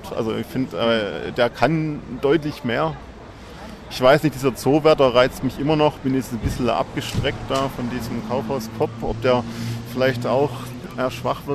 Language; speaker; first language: German; native; German